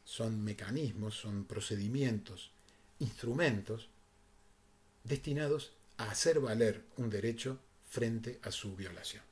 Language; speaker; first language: Spanish; native; Spanish